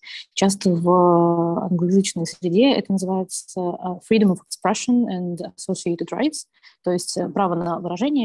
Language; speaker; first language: Russian; native; Russian